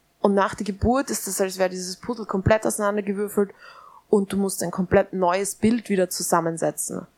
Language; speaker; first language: German; native; German